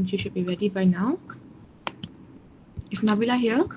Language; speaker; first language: English; non-native, local second language; Malay